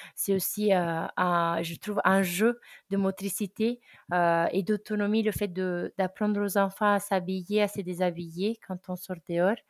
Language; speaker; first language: French; non-native, fluent; Italian